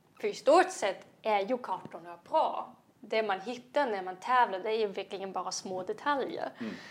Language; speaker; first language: Swedish; non-native, fluent; German